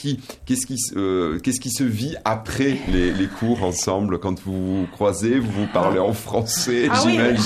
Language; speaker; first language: French; native; French